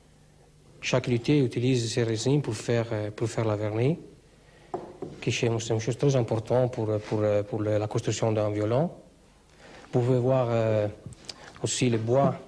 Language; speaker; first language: French; non-native, fluent; Italian